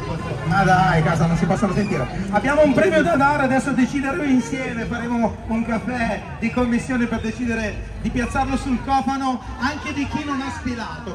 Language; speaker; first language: Italian; native; Italian